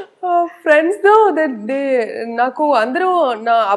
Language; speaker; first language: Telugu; non-native, learner; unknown